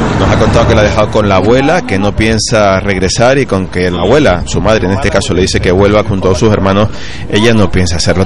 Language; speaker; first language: Spanish; native; Spanish